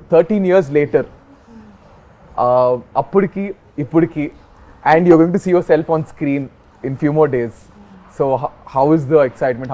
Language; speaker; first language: Telugu; native; Telugu